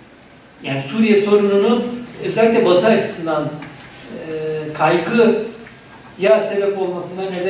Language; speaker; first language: Turkish; native; Turkish